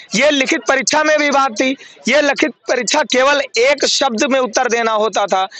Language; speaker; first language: Hindi; native; Hindi